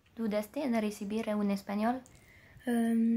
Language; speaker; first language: Spanish; non-native, learner; French